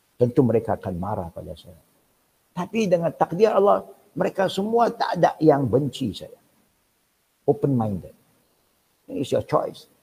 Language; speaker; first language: Malay; non-native, local second language; Min Nan Chinese